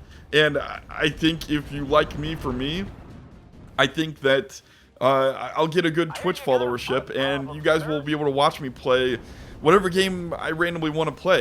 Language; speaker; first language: English; native; English